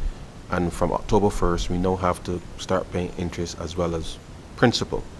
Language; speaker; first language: English; native; English